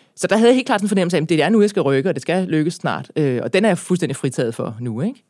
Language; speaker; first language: Danish; native; Danish